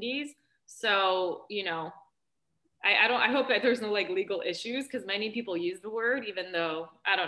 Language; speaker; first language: English; early bilingual, other home language; Romanian